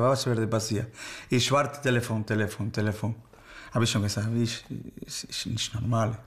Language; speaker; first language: German; non-native, learner; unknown